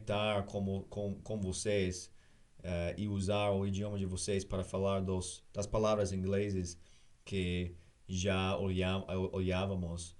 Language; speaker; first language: Portuguese; non-native, learner; English